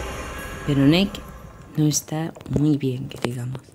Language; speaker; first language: Spanish; native; Spanish